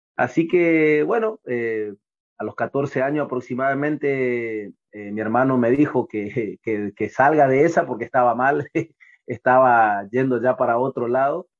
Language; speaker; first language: Spanish; native; Spanish